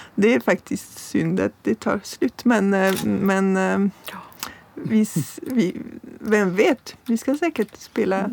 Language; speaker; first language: Swedish; non-native, fluent; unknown